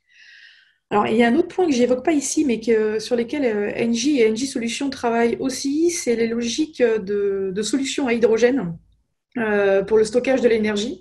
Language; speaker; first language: French; native; French